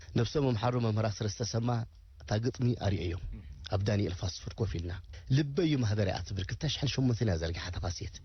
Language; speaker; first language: Tigrinya; native; Tigrinya